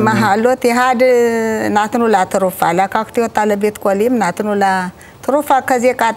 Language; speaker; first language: Hebrew; non-native, learner; Amharic